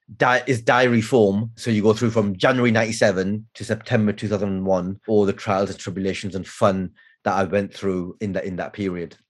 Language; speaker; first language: English; native; English